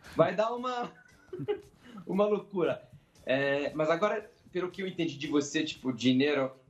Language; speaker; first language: Portuguese; non-native, fluent; Arabic